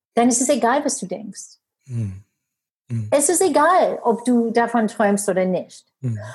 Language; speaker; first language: German; non-native, fluent; English